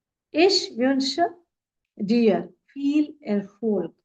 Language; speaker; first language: German; non-native, fluent; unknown